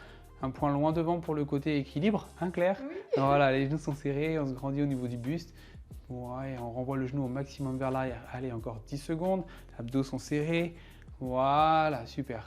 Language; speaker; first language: French; native; French